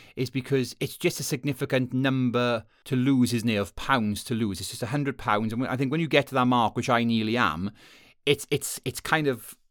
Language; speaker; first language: English; native; English